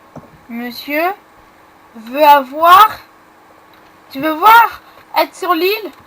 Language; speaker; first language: French; native; French